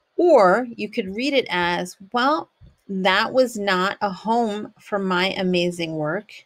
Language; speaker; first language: English; native; English